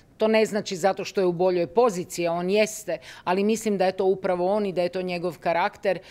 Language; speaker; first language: Croatian; native; Croatian